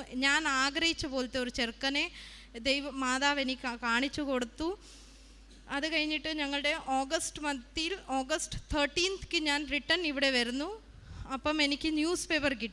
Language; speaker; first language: Malayalam; early bilingual, heritage; Malayalam